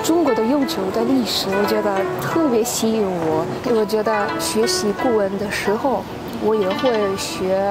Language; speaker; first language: Chinese; non-native, fluent; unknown